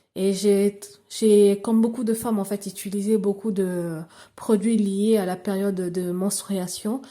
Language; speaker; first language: French; non-native, local second language; Lingala